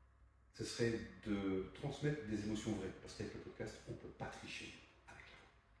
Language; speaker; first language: French; native; French